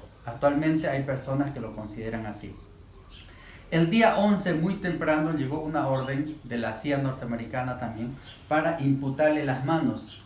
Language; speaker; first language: Spanish; native; Spanish